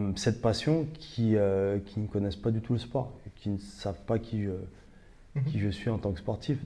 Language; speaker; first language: French; native; French